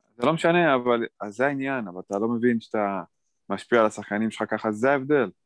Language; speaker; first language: Hebrew; native; Hebrew